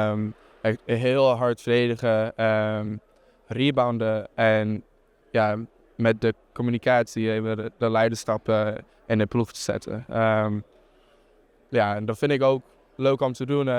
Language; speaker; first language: Dutch; non-native, fluent; English